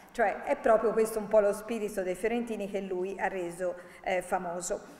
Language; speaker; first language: Italian; native; Italian